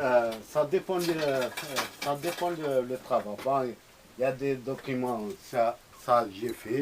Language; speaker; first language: French; non-native, local second language; Arabic